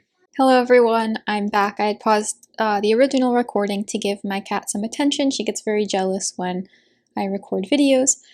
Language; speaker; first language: English; native; English